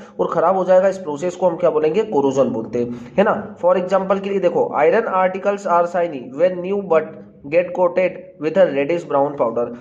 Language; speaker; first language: Hindi; native; Hindi